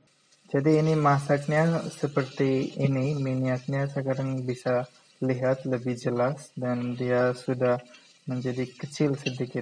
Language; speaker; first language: Indonesian; non-native, fluent; Bangla